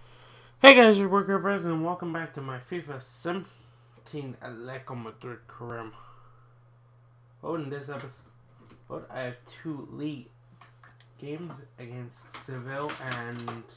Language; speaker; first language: English; native; English